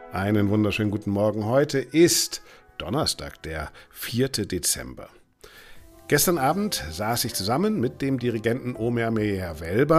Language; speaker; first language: German; native; German